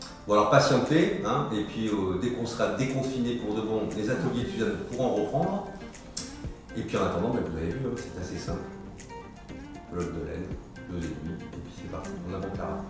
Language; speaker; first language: French; native; French